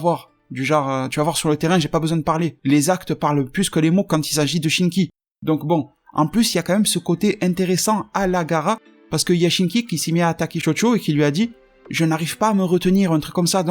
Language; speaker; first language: French; native; French